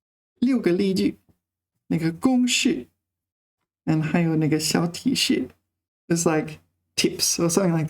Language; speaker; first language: Chinese; non-native, learner; English